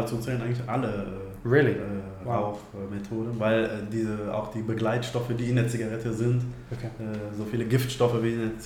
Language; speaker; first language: German; native; German